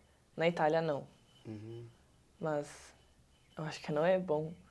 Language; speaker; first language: Portuguese; non-native, learner; Italian